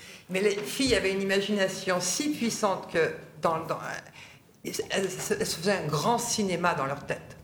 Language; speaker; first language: French; native; French